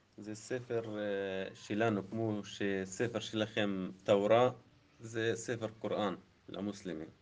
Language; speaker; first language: Hebrew; non-native, local second language; Arabic